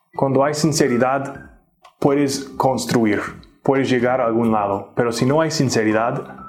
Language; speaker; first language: Spanish; non-native, fluent; English